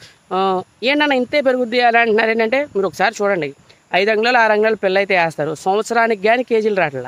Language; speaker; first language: Telugu; native; Telugu